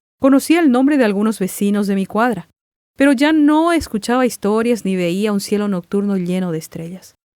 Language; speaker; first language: Spanish; non-native, local second language; Guarani